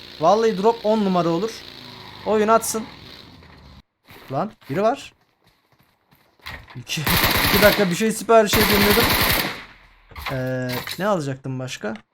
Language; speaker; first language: Turkish; native; Turkish